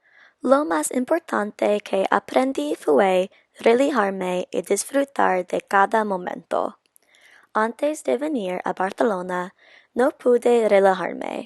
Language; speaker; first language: Spanish; non-native, learner; English